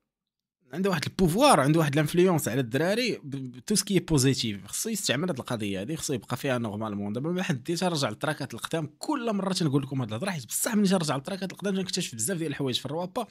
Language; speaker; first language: Arabic; native; Arabic